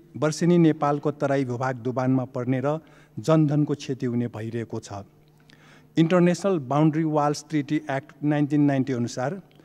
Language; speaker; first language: Nepali; non-native, local second language; Newari